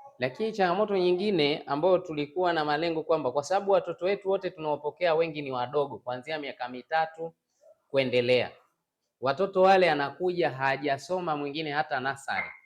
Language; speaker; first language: Swahili; non-native, local second language; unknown